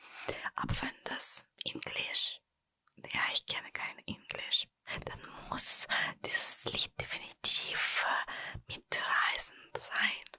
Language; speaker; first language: German; non-native, fluent; Russian